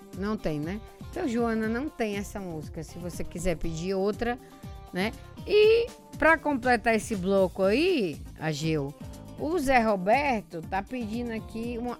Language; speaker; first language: Portuguese; native; Portuguese